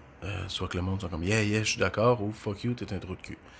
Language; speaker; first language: French; native; French